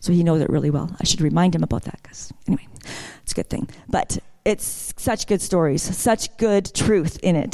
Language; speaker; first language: English; native; English